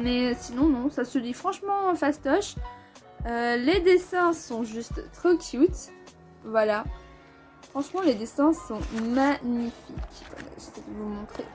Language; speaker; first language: French; native; French